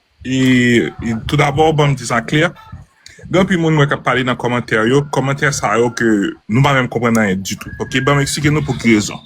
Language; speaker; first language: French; non-native, local second language; Haitian Creole